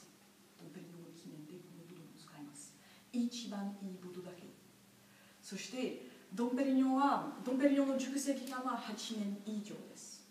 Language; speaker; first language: Japanese; non-native, learner; French